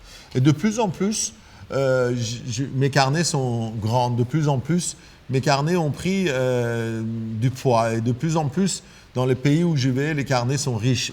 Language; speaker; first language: French; non-native, fluent; Persian